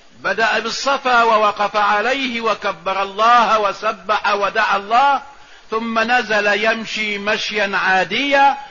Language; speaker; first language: Arabic; native; Arabic